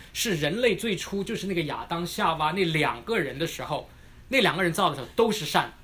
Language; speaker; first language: Chinese; native; Chinese